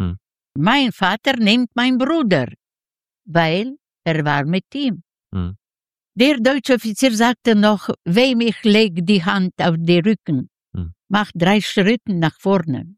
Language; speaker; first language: German; non-native, learner; Yiddish